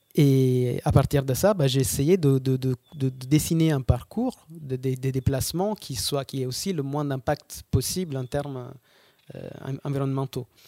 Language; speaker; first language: French; non-native, fluent; Italian